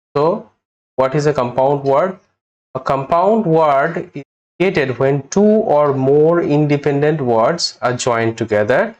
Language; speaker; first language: English; non-native, local second language; Bangla